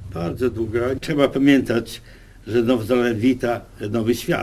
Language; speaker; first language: Polish; early bilingual, other home language; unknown